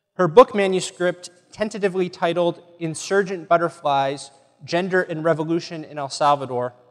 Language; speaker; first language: English; native; English